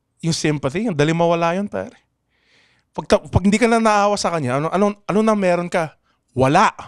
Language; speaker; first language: Filipino; non-native, local second language; Pangasinan